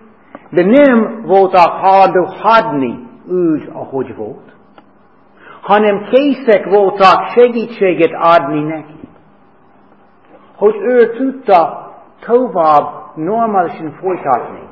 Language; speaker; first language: Hungarian; non-native, fluent; English